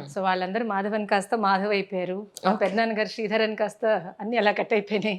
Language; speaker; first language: Telugu; non-native, local second language; Tamil